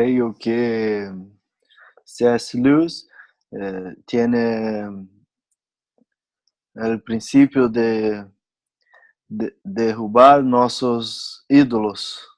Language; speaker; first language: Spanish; non-native, learner; Portuguese